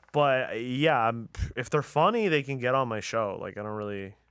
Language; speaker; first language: English; early bilingual, other home language; Persian